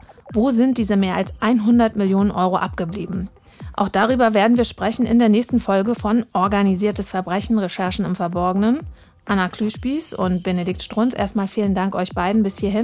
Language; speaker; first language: German; native; German